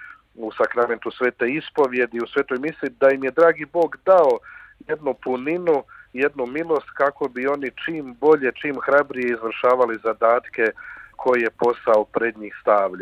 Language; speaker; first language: Croatian; native; Croatian